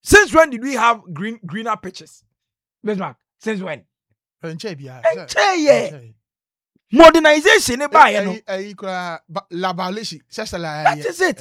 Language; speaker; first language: English; non-native, local second language; Akan